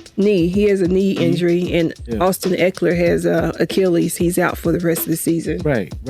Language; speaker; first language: English; native; English